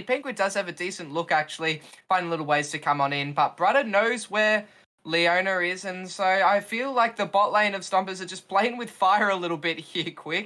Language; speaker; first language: English; native; English